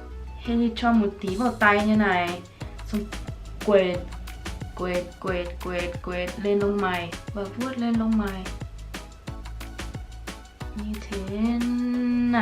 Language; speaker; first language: Vietnamese; early bilingual, heritage; Vietnamese